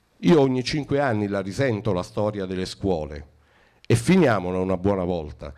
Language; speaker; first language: Italian; native; Italian